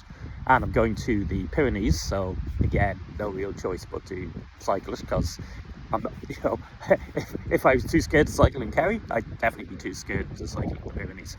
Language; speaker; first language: English; native; English